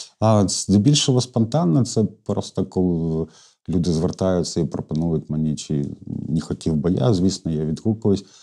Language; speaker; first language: Ukrainian; non-native, local second language; Russian